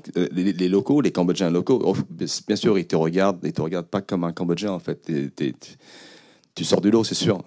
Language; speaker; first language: French; early bilingual, other home language; Khmer